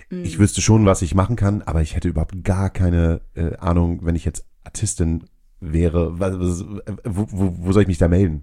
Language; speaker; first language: German; native; German